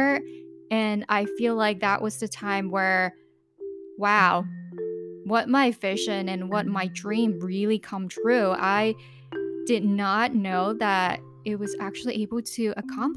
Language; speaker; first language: English; non-native, local second language; Cantonese